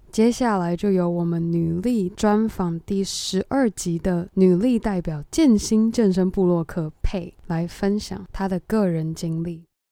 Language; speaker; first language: Chinese; native; Chinese